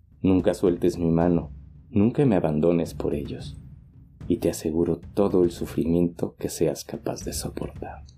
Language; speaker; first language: Spanish; native; Spanish